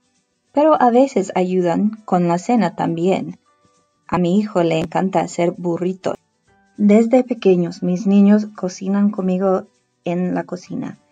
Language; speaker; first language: Spanish; non-native, fluent; English